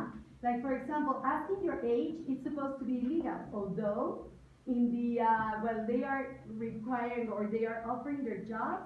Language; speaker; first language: English; non-native, fluent; Spanish